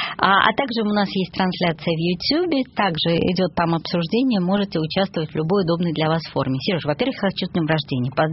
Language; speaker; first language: Russian; native; Russian